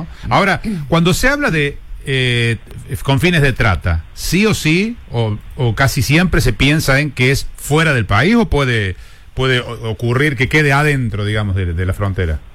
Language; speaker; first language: Spanish; native; Spanish